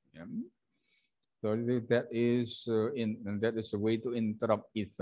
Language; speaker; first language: English; non-native, fluent; Indonesian